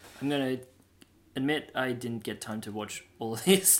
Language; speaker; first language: English; native; English